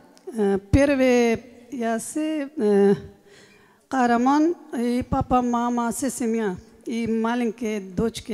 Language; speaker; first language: Russian; non-native, learner; Hindi